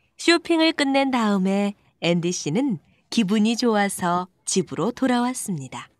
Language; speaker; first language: Korean; non-native, learner; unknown